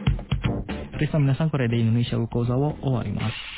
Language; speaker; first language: Japanese; non-native, fluent; Indonesian